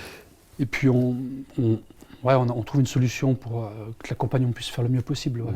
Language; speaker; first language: French; native; French